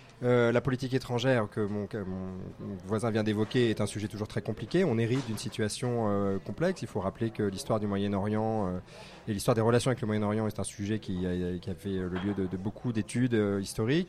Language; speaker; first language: French; native; French